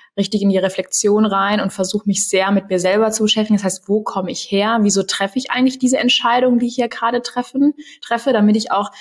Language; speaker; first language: German; native; German